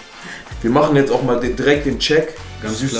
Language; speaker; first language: German; native; German